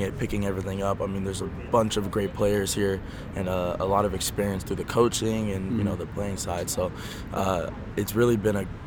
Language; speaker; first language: English; native; English